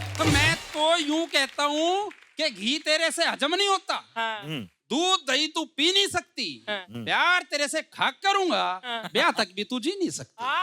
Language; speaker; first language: Hindi; native; Hindi